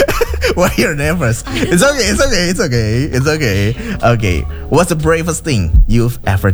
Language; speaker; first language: English; non-native, fluent; Indonesian